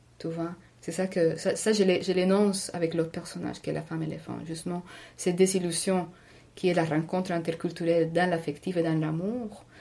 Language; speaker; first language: French; non-native, fluent; Spanish